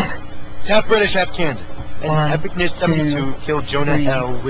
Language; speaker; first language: English; native; English